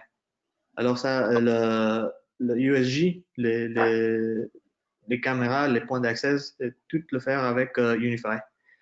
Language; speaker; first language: French; non-native, fluent; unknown